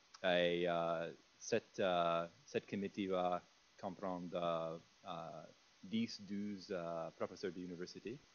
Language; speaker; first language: French; non-native, fluent; English